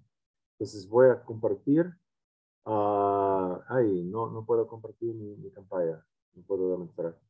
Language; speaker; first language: Spanish; non-native, fluent; English